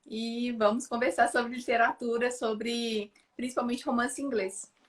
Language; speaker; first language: Portuguese; native; Portuguese